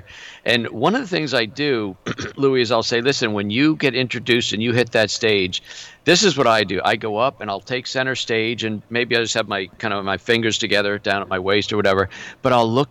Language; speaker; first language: English; native; English